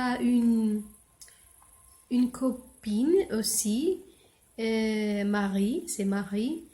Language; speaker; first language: French; non-native, learner; English